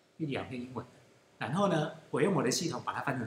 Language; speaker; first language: Chinese; native; Chinese